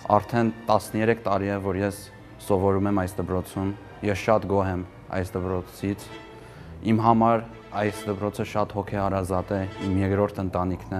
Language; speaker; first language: Armenian; early bilingual, heritage; Armenian